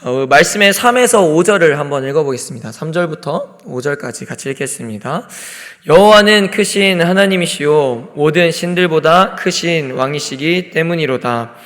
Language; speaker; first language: Korean; native; Korean